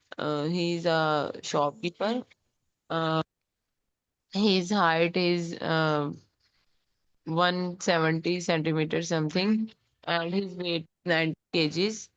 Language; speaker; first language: English; non-native, learner; Urdu